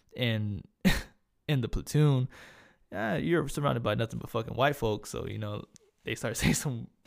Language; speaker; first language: English; early bilingual, other home language; Spanish